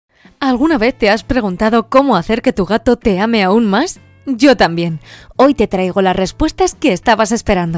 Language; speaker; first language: Spanish; native; Spanish